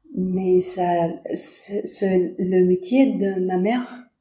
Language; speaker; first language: French; non-native, learner; Arabic